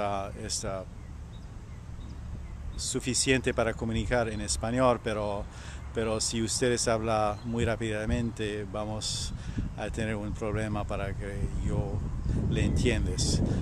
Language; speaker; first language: Spanish; non-native, learner; French